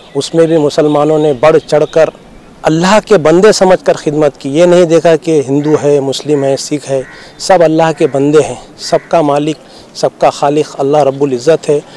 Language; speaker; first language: Urdu; native; Urdu